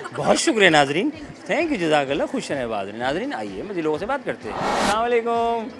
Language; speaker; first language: Urdu; native; Urdu